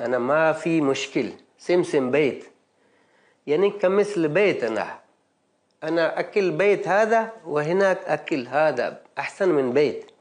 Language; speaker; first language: Arabic; non-native, learner; Baluchi